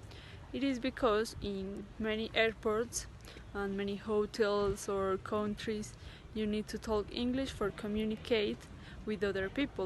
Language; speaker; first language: English; non-native, learner; Spanish